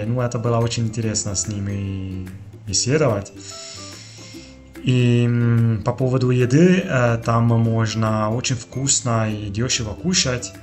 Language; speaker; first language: Russian; non-native, fluent; Italian